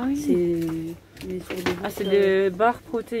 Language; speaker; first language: French; non-native, fluent; Japanese